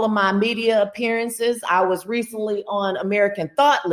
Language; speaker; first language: English; native; English